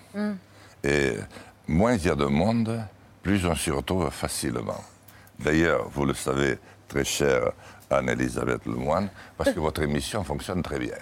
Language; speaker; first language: French; native; French